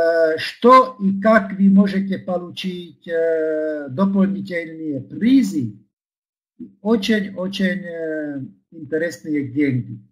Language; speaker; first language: Russian; non-native, learner; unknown